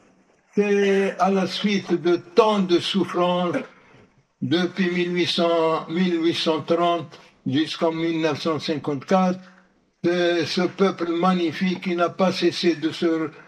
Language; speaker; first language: French; non-native, local second language; Arabic